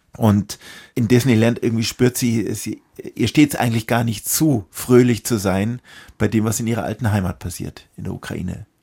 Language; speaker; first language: German; native; German